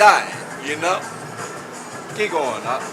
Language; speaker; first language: English; native; English